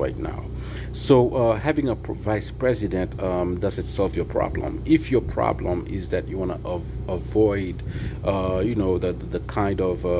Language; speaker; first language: English; non-native, local second language; Haitian Creole